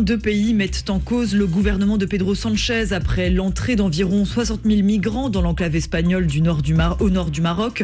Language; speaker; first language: French; native; French